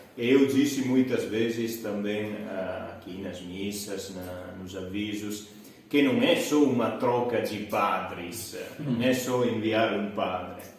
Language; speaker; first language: Portuguese; non-native, fluent; Italian